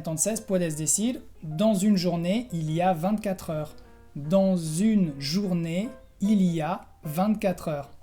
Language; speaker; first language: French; non-native, fluent; Spanish